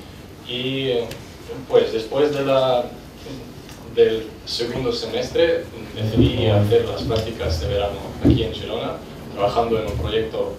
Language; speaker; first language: Spanish; non-native, fluent; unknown